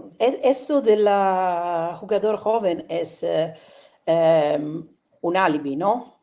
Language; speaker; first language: Spanish; non-native, learner; Italian